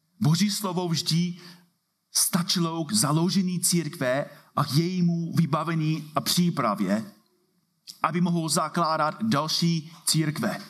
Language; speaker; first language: Czech; non-native, fluent; English